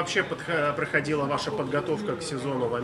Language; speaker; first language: Russian; native; Russian